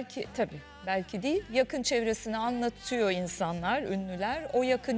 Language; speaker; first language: Turkish; native; Turkish